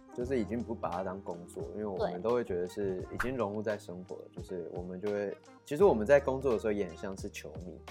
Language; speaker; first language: Chinese; native; Chinese